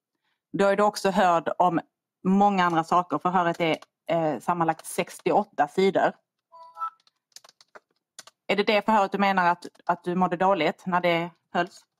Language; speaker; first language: Swedish; native; Swedish